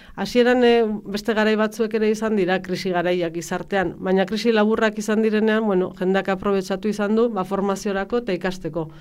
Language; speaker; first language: Basque; native; Basque